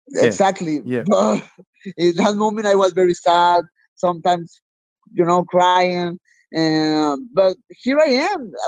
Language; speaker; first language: English; non-native, learner; Spanish